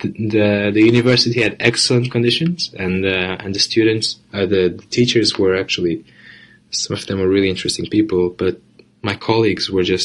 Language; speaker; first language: English; non-native, fluent; Portuguese